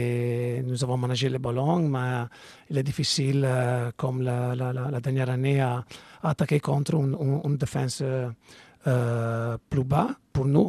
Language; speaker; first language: French; non-native, fluent; Italian